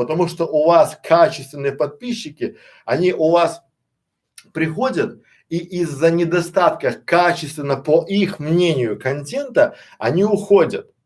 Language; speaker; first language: Russian; native; Russian